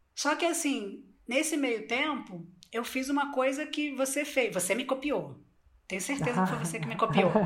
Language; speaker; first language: Portuguese; non-native, local second language; Spanish